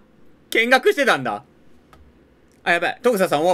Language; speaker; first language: Japanese; native; Japanese